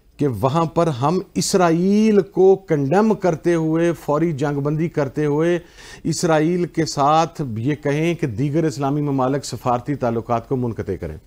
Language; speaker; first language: Urdu; non-native, local second language; Punjabi